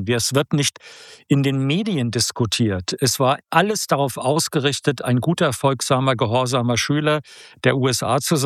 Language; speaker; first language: German; native; German